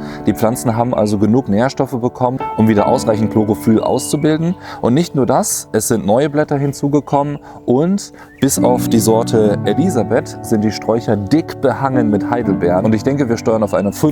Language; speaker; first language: German; native; German